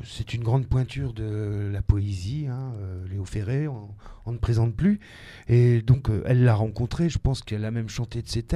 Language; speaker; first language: French; native; French